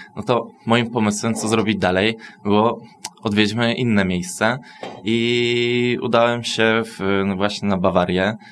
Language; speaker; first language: Polish; native; Polish